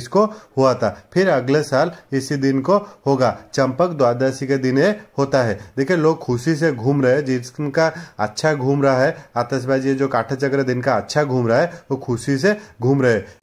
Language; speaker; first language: Hindi; non-native, local second language; Odia